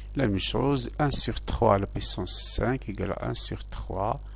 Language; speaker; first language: French; non-native, local second language; Arabic